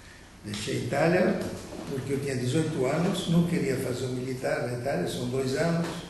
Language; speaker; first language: Portuguese; non-native, fluent; Italian